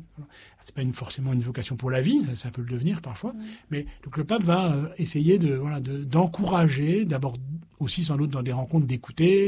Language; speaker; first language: French; native; French